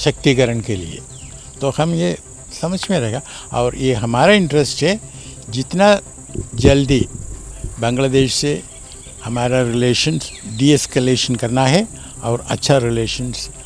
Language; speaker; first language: Hindi; non-native, local second language; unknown